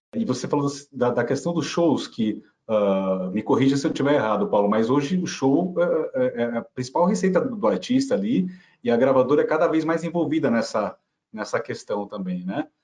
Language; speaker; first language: Portuguese; native; Portuguese